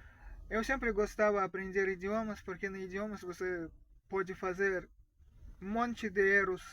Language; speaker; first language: Portuguese; non-native, fluent; Russian